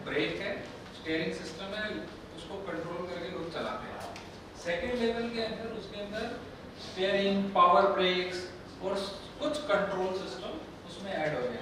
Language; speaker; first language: Hindi; native; Hindi